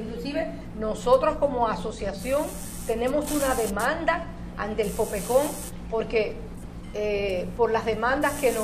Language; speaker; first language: Spanish; native; Spanish